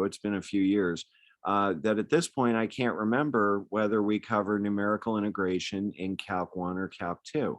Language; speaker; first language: English; native; English